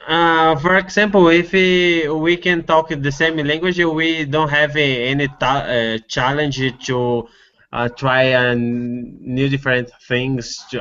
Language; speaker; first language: English; non-native, learner; Portuguese